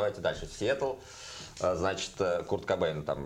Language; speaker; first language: Russian; native; Russian